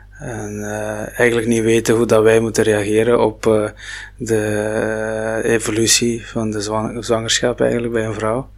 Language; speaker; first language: Dutch; non-native, local second language; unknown